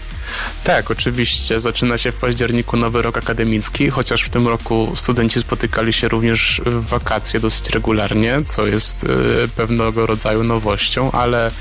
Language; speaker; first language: Polish; native; Polish